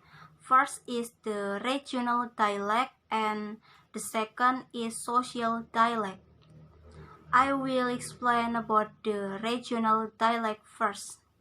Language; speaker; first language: English; non-native, learner; Indonesian